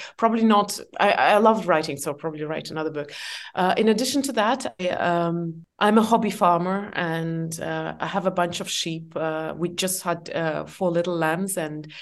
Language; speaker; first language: English; non-native, fluent; Estonian